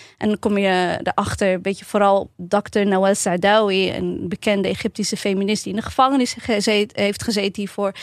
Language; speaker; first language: Dutch; early bilingual, other home language; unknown